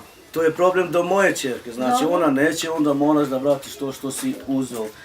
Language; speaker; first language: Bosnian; non-native, local second language; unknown